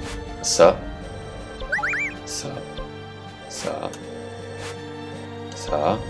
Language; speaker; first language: French; native; French